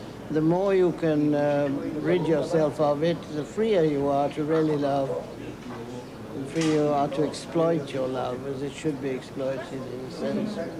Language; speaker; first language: English; native; English